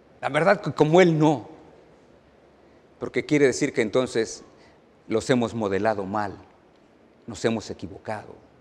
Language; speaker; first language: Spanish; native; Spanish